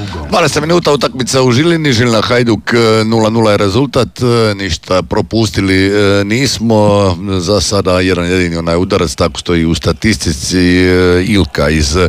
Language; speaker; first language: Serbian; native; Serbian